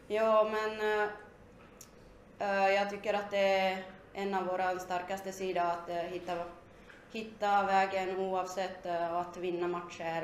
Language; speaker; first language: Swedish; non-native, fluent; Finnish